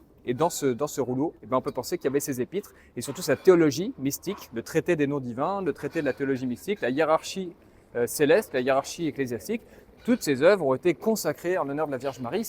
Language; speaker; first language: French; native; French